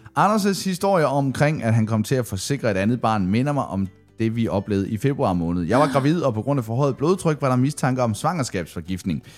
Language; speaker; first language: Danish; native; Danish